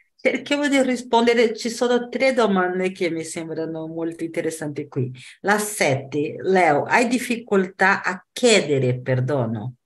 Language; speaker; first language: Italian; non-native, fluent; Portuguese